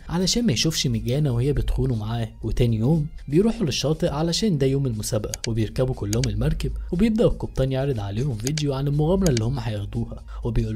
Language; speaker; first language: Arabic; native; Arabic